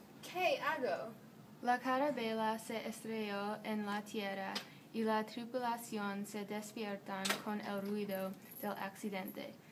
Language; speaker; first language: Spanish; non-native, learner; English